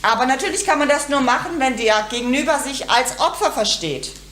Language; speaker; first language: German; native; German